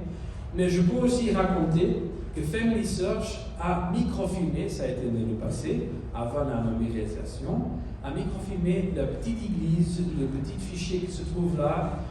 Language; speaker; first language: French; non-native, learner; Spanish